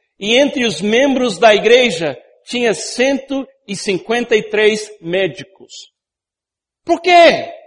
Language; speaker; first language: Portuguese; non-native, fluent; English